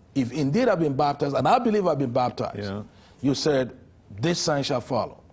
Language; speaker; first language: English; non-native, local second language; Yoruba